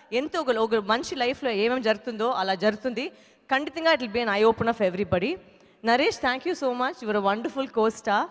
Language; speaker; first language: Telugu; non-native, fluent; Tamil